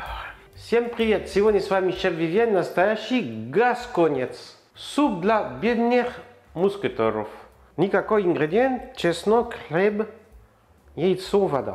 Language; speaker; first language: Russian; non-native, learner; French